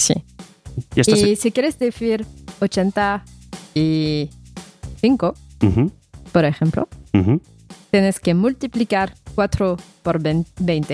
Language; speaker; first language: Spanish; non-native, learner; French